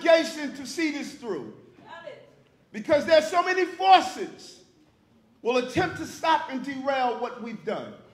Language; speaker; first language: English; native; English